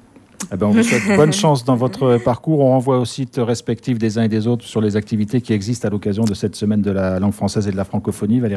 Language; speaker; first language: French; native; French